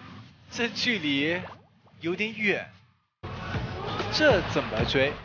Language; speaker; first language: Chinese; native; Chinese